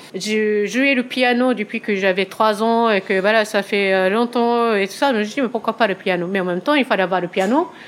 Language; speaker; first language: French; non-native, fluent; Japanese